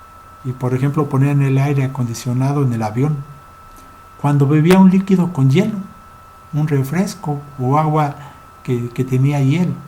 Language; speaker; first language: Spanish; native; Spanish